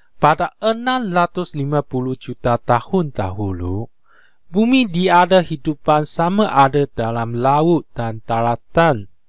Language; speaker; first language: Malay; non-native, local second language; Chinese